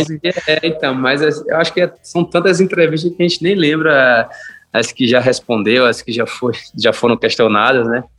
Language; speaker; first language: Portuguese; native; Portuguese